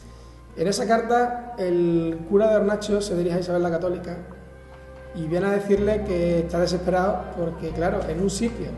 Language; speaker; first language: Spanish; native; Spanish